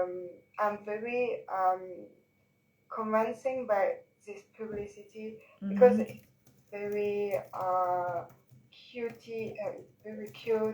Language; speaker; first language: English; non-native, learner; French